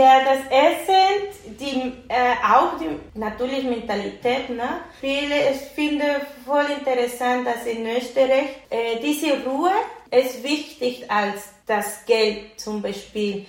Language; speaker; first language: German; non-native, learner; Spanish